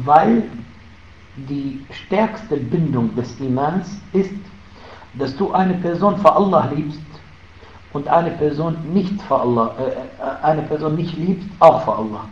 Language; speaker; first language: German; non-native, fluent; Arabic